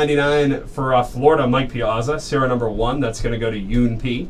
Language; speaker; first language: English; native; English